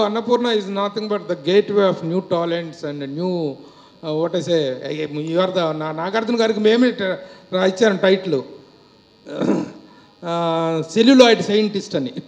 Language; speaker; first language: Telugu; native; Telugu